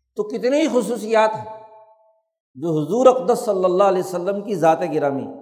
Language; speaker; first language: Urdu; non-native, local second language; Punjabi